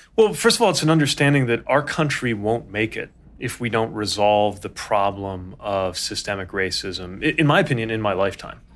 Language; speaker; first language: English; native; English